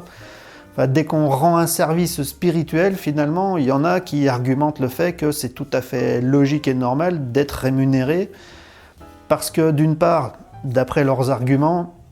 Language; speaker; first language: French; native; French